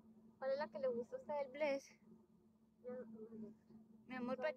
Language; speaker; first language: Spanish; native; Spanish